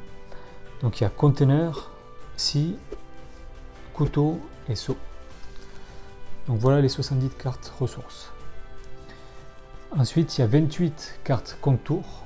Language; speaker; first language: French; native; French